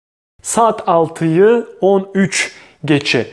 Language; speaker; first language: Turkish; non-native, fluent; Bosnian